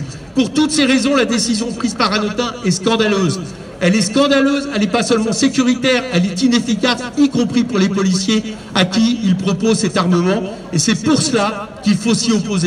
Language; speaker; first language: French; native; French